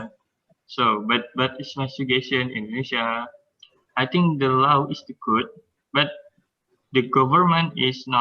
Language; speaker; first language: English; non-native, learner; Indonesian